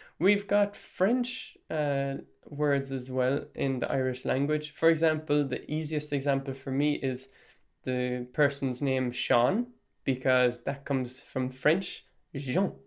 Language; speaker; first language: English; non-native, local second language; Irish